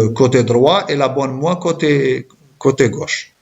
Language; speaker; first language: French; non-native, local second language; Arabic